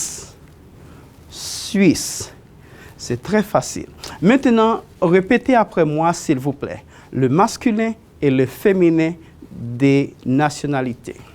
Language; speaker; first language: French; non-native, fluent; Spanish